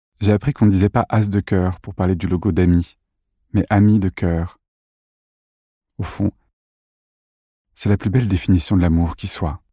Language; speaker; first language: French; native; French